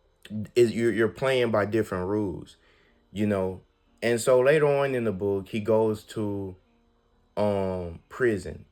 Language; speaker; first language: English; native; English